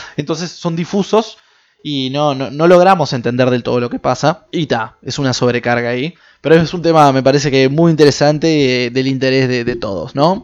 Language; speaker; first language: Spanish; native; Spanish